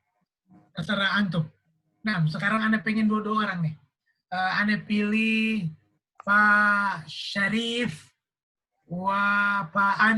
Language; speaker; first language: Indonesian; native; Indonesian